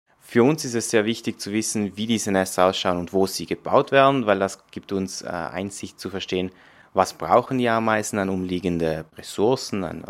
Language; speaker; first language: German; non-native, local second language; Italian